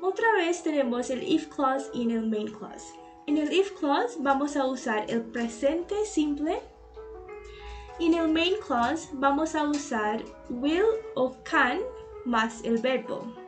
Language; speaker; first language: Spanish; non-native, fluent; English